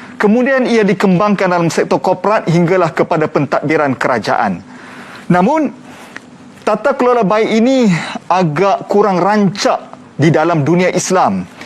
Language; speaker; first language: Malay; native; Malay